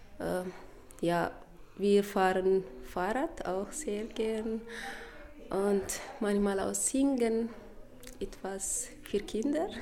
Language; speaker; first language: German; non-native, learner; Tigrinya